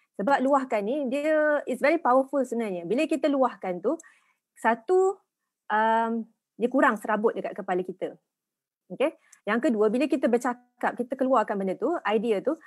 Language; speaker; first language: Malay; native; Malay